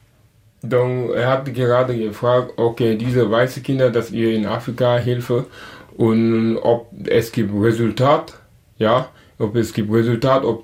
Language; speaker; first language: German; non-native, learner; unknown